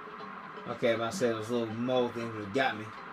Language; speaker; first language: English; native; English